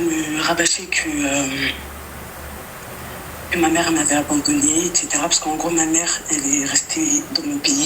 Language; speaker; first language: French; native; French